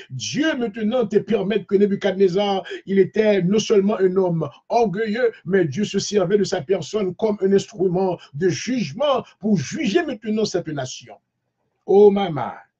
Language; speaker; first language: French; native; French